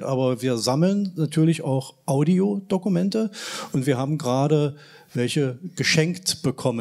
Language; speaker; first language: German; native; German